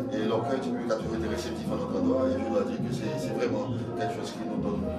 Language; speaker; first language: French; native; French